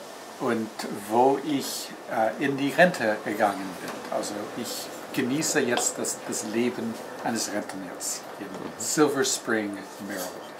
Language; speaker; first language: German; non-native, fluent; English